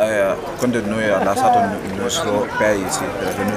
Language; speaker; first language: Italian; non-native, learner; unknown